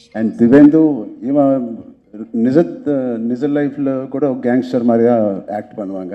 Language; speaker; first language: Tamil; non-native, local second language; Telugu